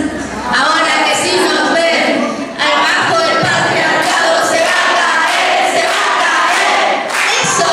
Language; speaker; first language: Spanish; native; Spanish